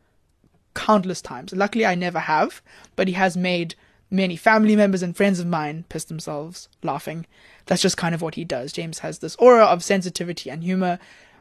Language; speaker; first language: English; native; English